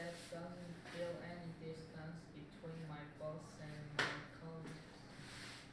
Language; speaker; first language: English; non-native, learner; Korean